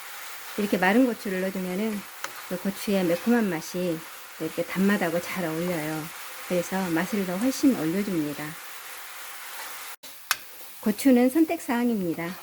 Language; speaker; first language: Korean; native; Korean